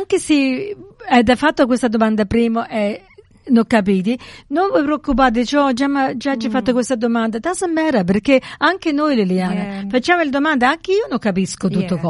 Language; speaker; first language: Italian; early bilingual, heritage; Italian